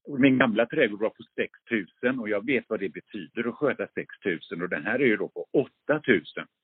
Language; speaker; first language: Swedish; early bilingual, other home language; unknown